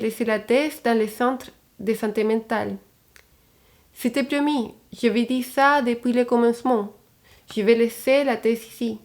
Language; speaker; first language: French; non-native, fluent; Spanish